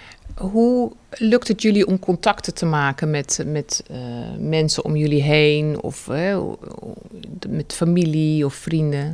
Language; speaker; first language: Dutch; native; Dutch